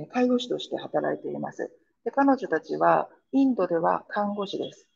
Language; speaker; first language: Japanese; native; Japanese